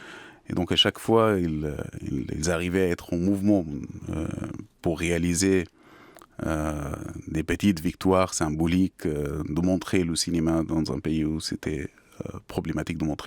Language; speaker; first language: French; non-native, fluent; Arabic